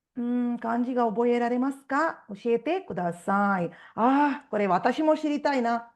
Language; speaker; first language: Japanese; non-native, fluent; Tamil